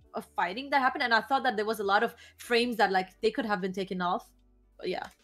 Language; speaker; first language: English; non-native, fluent; Arabic